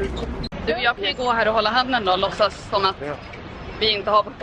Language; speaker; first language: Swedish; native; Swedish